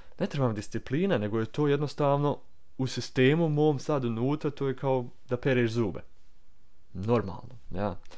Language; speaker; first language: Croatian; early bilingual, heritage; Croatian